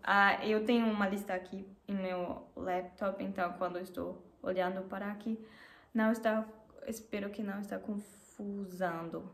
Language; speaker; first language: Portuguese; non-native, learner; German